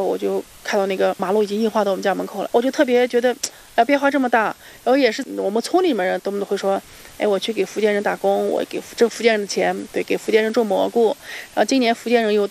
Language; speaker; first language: Chinese; native; Chinese